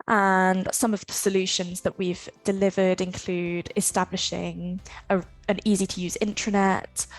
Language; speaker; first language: English; native; English